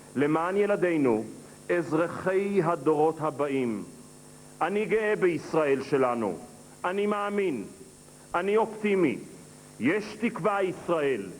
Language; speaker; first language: Hebrew; native; Hebrew